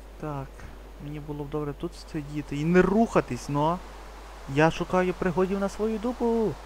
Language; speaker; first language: Ukrainian; native; Ukrainian